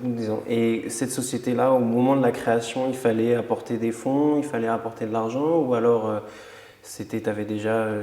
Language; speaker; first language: French; native; French